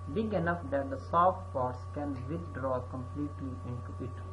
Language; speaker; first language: English; non-native, local second language; Urdu